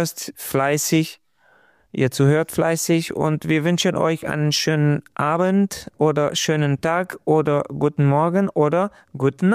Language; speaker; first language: German; non-native, fluent; Romanian